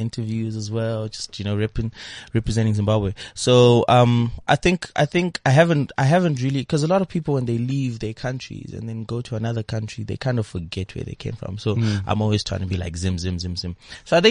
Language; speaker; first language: English; non-native, local second language; Shona